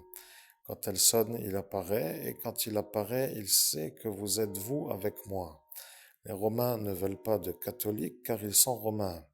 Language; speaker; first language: French; native; French